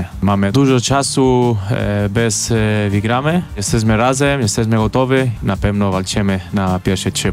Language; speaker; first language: Polish; non-native, learner; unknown